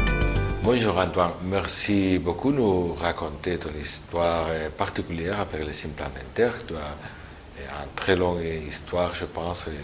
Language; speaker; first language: French; non-native, learner; Spanish